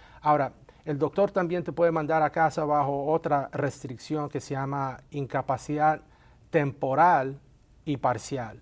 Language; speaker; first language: Spanish; native; Spanish